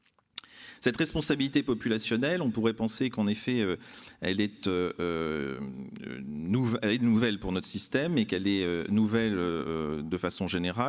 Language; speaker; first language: French; native; French